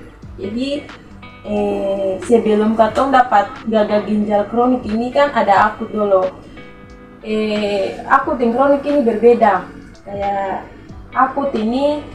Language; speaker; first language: Indonesian; non-native, local second language; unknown